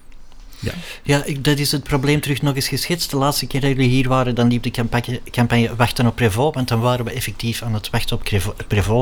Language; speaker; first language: Dutch; native; Dutch